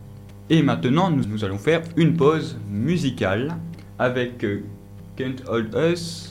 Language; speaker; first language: French; native; French